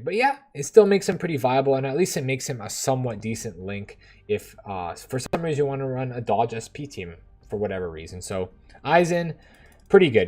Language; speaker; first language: English; native; English